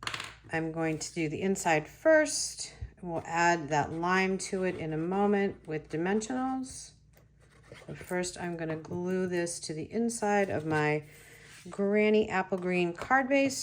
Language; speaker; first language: English; native; English